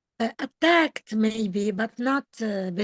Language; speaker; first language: English; non-native, learner; Arabic